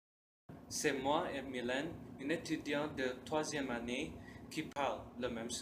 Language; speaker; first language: French; non-native, learner; English